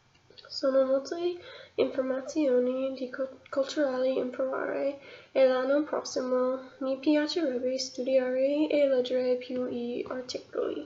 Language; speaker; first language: Italian; non-native, learner; English